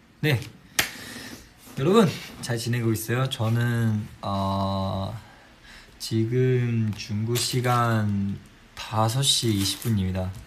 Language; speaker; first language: Korean; non-native, fluent; Chinese